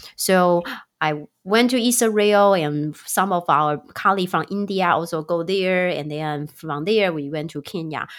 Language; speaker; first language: English; non-native, fluent; Chinese